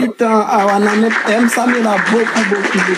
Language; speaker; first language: French; non-native, local second language; Haitian Creole